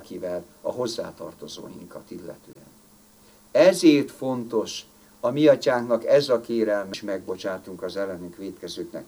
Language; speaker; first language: Hungarian; native; Hungarian